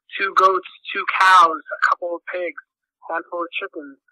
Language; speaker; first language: English; native; English